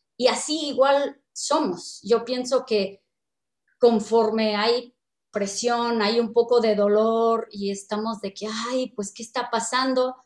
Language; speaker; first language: Spanish; non-native, fluent; English